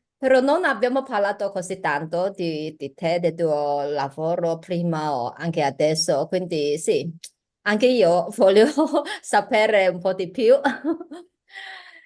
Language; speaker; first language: Italian; non-native, learner; Chinese